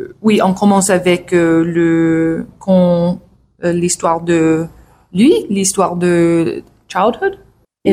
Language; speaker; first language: French; non-native, learner; English